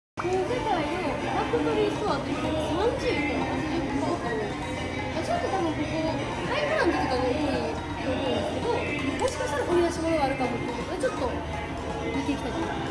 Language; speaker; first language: Japanese; native; Japanese